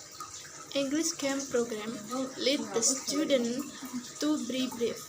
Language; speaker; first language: English; non-native, learner; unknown